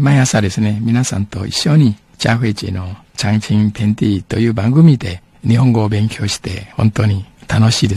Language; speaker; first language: Japanese; non-native, fluent; Min Nan Chinese